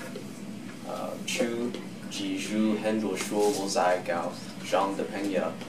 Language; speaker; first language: Chinese; non-native, learner; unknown